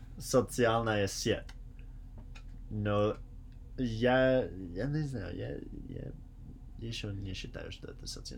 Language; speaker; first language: Russian; non-native, learner; English